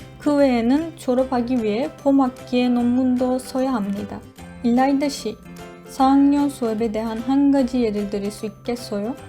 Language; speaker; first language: Korean; non-native, learner; Turkish